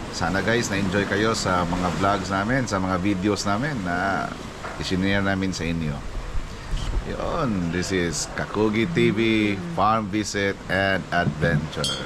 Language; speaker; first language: Filipino; non-native, local second language; Cebuano